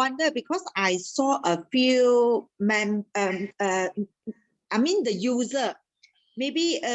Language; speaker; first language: English; non-native, local second language; Malay